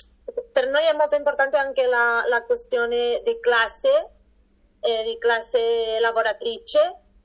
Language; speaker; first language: Italian; non-native, fluent; Catalan